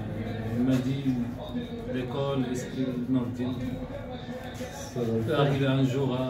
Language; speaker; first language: French; non-native, local second language; Arabic